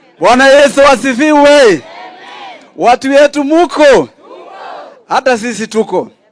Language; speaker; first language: Swahili; non-native, local second language; Kikuyu